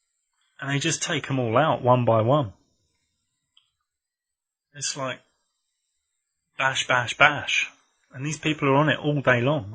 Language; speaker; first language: English; native; English